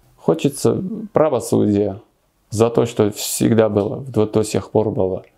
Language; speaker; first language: Russian; non-native, local second language; Armenian